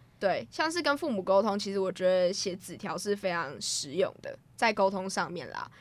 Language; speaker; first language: Chinese; native; Chinese